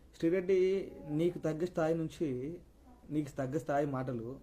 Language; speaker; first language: Telugu; native; Telugu